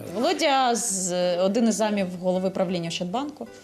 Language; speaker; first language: Ukrainian; native; Ukrainian